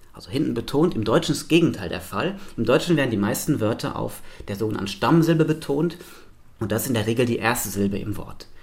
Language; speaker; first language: German; non-native, local second language; Luxembourgish